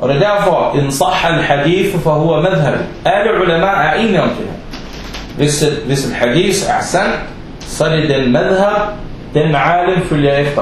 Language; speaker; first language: Danish; non-native, fluent; Arabic